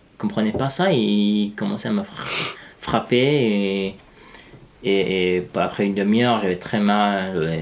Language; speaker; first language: French; non-native, fluent; Persian